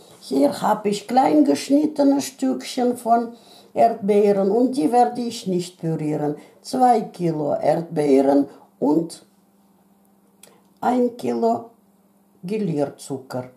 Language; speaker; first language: German; non-native, fluent; Russian